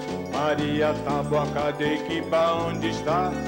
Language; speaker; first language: Portuguese; native; Portuguese